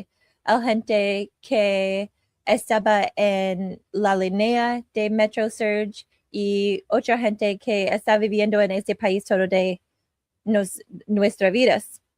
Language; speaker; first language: Spanish; non-native, learner; English